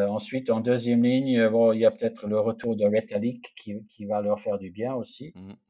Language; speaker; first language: French; non-native, fluent; English